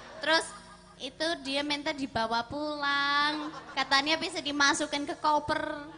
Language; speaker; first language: Malay; non-native, fluent; English